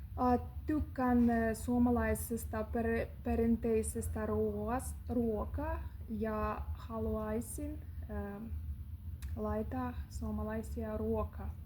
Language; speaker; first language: Finnish; non-native, learner; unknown